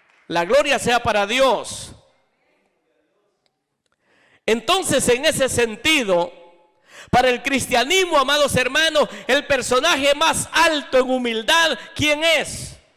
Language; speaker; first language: Spanish; native; Spanish